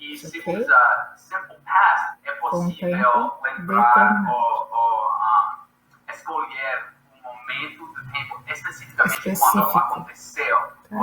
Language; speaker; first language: Portuguese; non-native, fluent; English